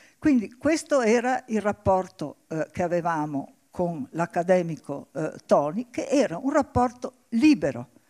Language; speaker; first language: Italian; native; Italian